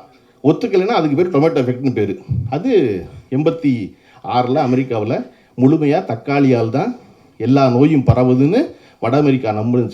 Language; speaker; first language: Tamil; native; Tamil